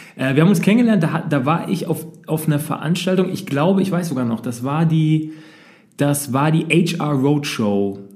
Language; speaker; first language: German; native; German